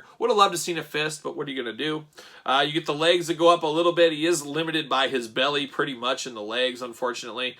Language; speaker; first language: English; native; English